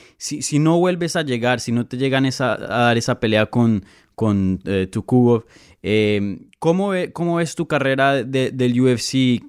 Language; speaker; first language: Spanish; native; Spanish